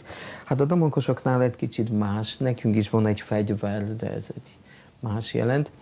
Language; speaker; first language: Hungarian; non-native, fluent; Polish